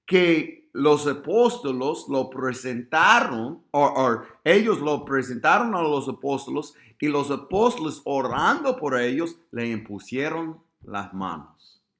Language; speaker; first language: Spanish; non-native, fluent; English